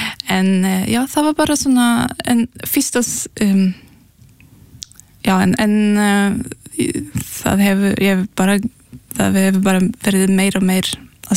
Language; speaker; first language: Icelandic; early bilingual, heritage; Icelandic